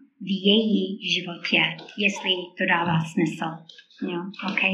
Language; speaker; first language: Czech; non-native, fluent; English